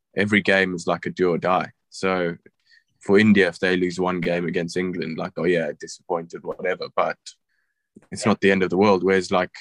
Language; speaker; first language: English; native; English